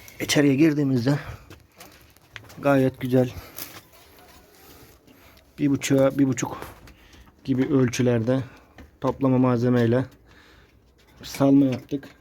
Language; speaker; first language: Turkish; native; Turkish